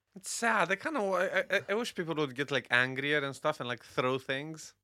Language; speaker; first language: English; non-native, fluent; Romanian